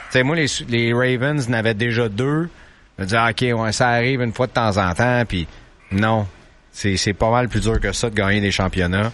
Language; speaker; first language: French; native; French